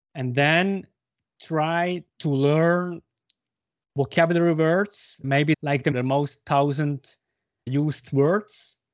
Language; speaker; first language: English; non-native, fluent; Swiss German